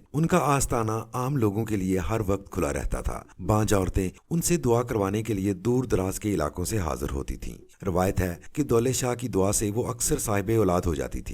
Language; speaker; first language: Urdu; native; Urdu